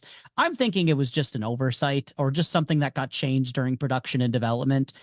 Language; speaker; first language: English; native; English